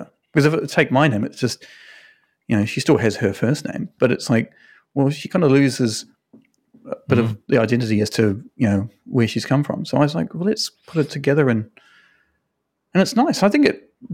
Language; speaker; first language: English; native; English